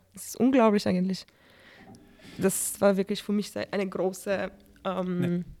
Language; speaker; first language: German; non-native, fluent; Polish